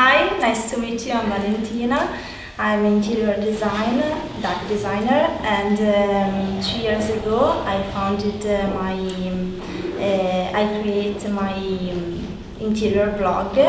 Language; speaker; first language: English; non-native, learner; Italian